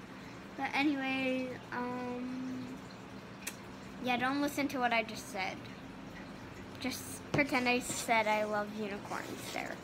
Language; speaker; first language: English; native; English